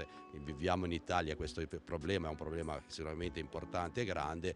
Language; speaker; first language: Italian; native; Italian